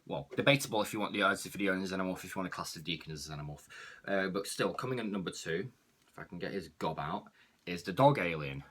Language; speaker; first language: English; native; English